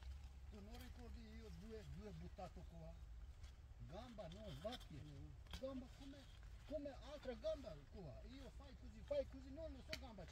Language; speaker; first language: Italian; non-native, learner; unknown